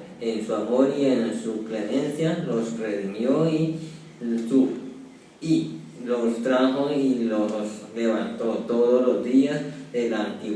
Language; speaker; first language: Spanish; native; Spanish